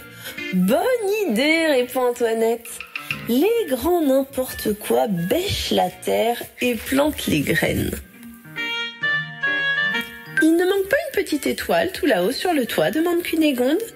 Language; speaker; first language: French; native; French